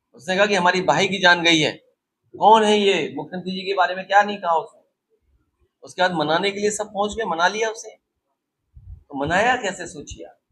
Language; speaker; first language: Hindi; native; Hindi